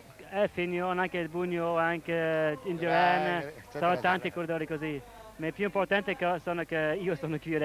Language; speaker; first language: Italian; non-native, learner; English